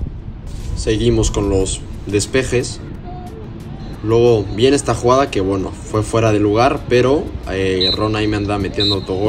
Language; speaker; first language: Spanish; native; Spanish